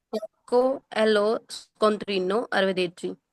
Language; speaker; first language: Italian; non-native, learner; Punjabi